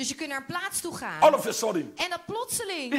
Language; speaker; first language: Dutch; native; Dutch